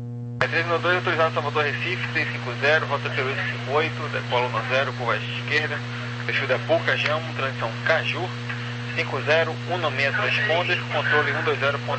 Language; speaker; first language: Portuguese; native; Portuguese